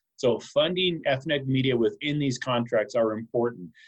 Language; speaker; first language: English; native; English